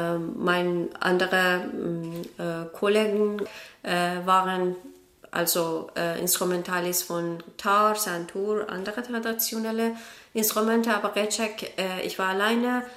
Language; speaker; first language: German; non-native, learner; Persian